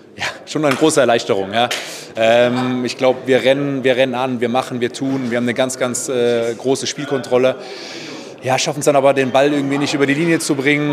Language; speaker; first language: German; native; German